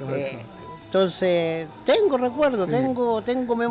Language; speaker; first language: Spanish; native; Spanish